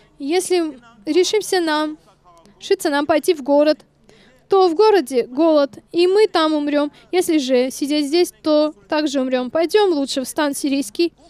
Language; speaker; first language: Russian; non-native, local second language; Armenian